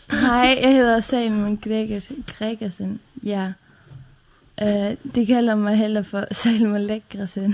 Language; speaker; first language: Danish; non-native, local second language; Faroese